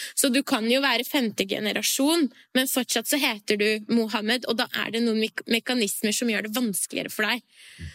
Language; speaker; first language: Norwegian; early bilingual, other home language; Persian